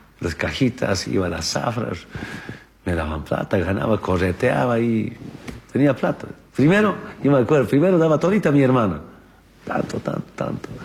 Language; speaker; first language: Spanish; non-native, local second language; Aymara